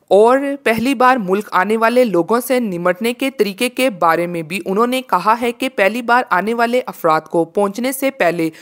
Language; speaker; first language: Urdu; native; Urdu